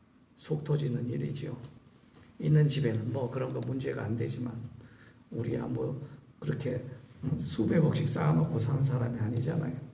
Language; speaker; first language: Korean; native; Korean